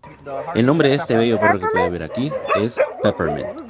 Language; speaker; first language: Spanish; native; Spanish